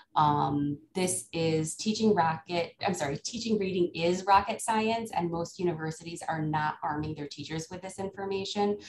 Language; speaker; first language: English; native; English